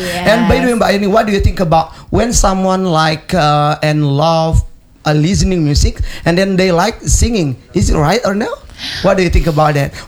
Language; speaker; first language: English; non-native, learner; Indonesian